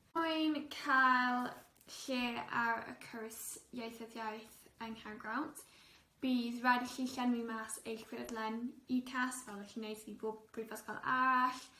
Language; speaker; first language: Welsh; non-native, local second language; English